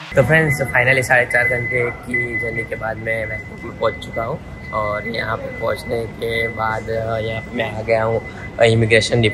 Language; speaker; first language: Hindi; non-native, local second language; Gujarati